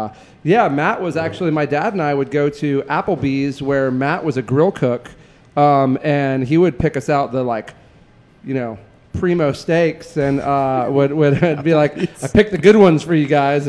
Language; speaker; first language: English; native; English